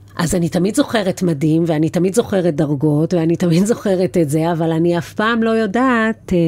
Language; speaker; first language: Hebrew; native; Hebrew